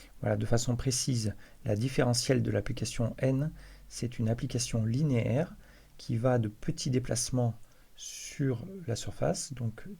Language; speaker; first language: French; native; French